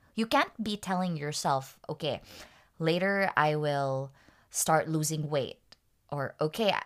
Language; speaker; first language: English; non-native, local second language; Waray